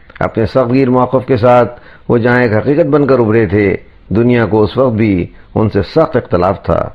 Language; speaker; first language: Urdu; native; Urdu